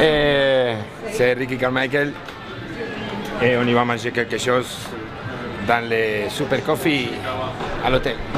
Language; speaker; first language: French; non-native, learner; Spanish